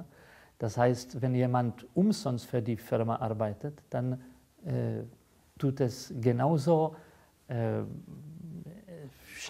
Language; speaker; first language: German; non-native, fluent; Czech